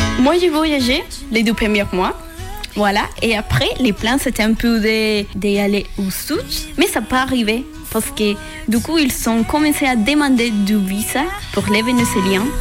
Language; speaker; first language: French; non-native, learner; Spanish